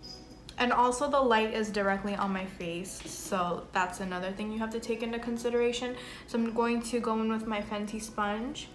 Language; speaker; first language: English; native; English